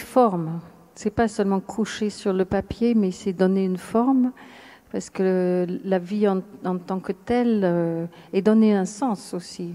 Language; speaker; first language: French; non-native, fluent; English